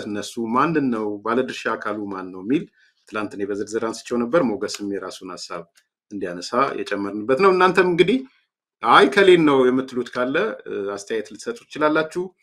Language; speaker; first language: Amharic; native; Amharic